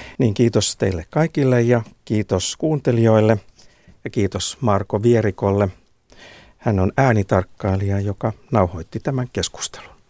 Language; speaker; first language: Finnish; native; Finnish